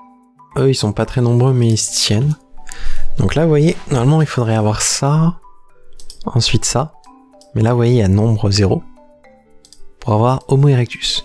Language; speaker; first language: French; native; French